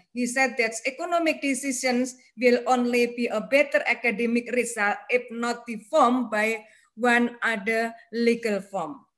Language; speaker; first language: English; non-native, learner; Indonesian